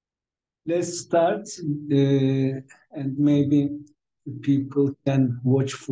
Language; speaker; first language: English; non-native, fluent; Turkish